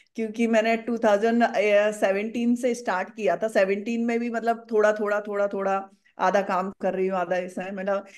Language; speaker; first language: Hindi; native; Hindi